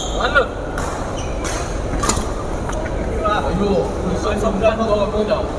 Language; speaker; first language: Chinese; early bilingual, heritage; Chinese